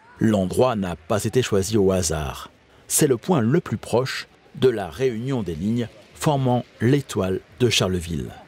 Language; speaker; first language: French; native; French